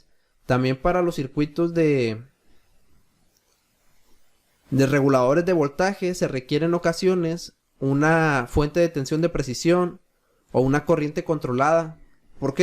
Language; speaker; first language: Spanish; native; Spanish